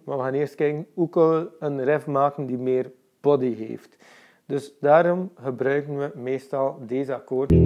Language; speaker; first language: Dutch; native; Dutch